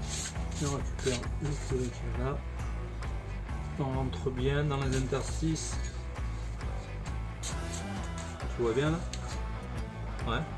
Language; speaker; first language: French; native; French